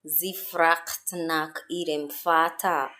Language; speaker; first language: German; non-native, learner; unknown